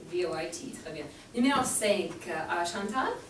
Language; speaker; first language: French; non-native, fluent; English